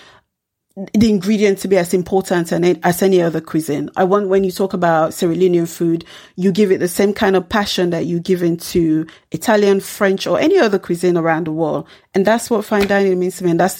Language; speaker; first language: English; non-native, local second language; Krio